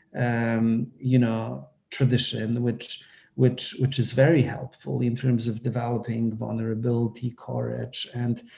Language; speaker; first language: English; non-native, fluent; Polish